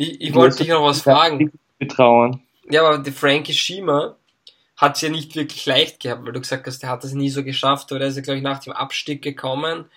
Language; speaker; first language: German; native; German